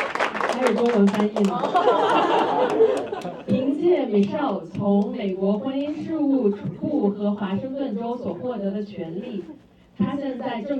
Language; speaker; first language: Chinese; native; Chinese